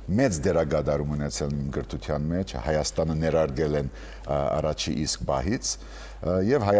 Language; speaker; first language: Armenian; early bilingual, heritage; Armenian